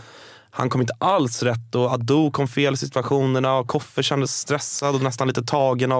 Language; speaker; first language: Swedish; native; Swedish